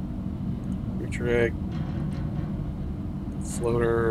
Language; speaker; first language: English; native; English